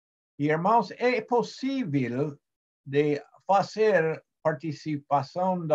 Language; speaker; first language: Portuguese; non-native, fluent; Spanish